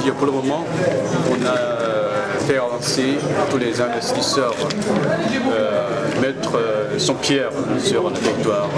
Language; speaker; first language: French; non-native, fluent; Chinese